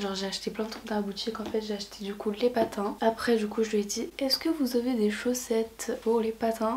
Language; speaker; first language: French; native; French